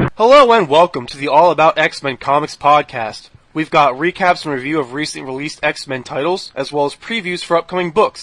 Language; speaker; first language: English; native; English